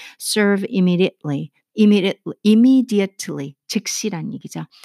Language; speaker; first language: English; non-native, fluent; Korean